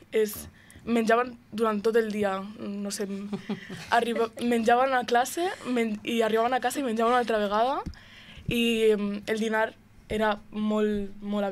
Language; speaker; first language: Catalan; early bilingual, other home language; Romanian